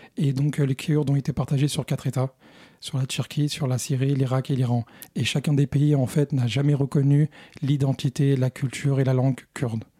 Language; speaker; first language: French; early bilingual, other home language; Kurdish